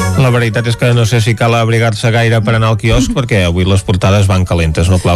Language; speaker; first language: Catalan; native; Catalan